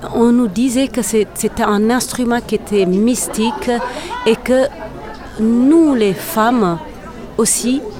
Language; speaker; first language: French; non-native, local second language; Serer